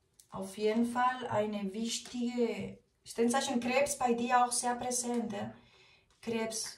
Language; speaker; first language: German; non-native, fluent; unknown